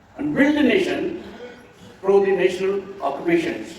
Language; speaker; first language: English; non-native, local second language; Kannada